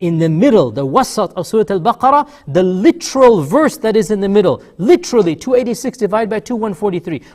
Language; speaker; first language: English; native; English